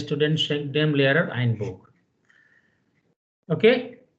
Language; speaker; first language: German; non-native, fluent; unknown